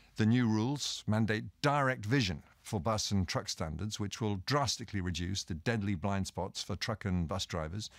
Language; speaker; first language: English; native; English